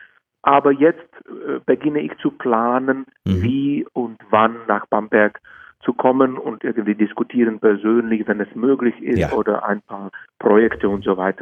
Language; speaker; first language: German; non-native, fluent; Czech